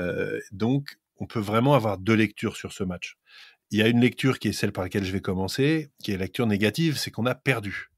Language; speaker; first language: French; native; French